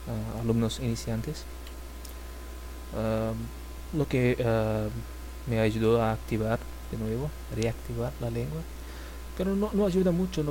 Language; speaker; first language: Spanish; non-native, fluent; Portuguese